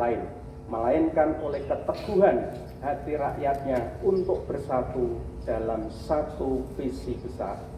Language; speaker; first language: Indonesian; native; Indonesian